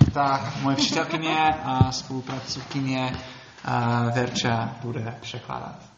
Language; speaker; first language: Czech; non-native, learner; English